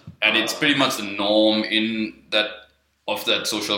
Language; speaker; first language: English; non-native, local second language; Sinhala